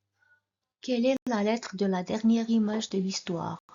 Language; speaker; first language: French; non-native, local second language; Arabic